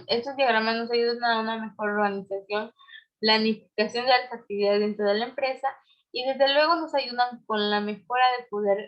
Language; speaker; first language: Spanish; native; Spanish